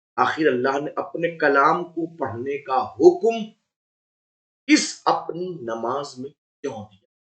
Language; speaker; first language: Urdu; native; Urdu